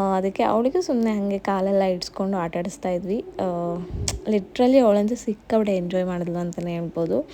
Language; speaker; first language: Kannada; non-native, local second language; Marathi